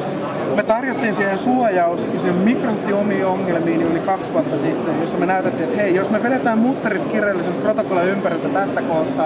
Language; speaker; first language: Finnish; native; Finnish